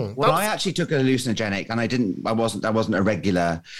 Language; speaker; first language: English; native; English